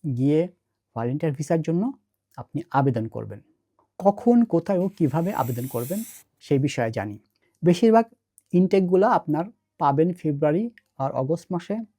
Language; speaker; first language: Bangla; native; Bangla